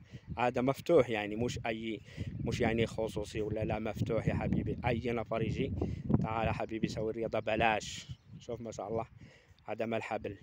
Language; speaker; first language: Arabic; non-native, learner; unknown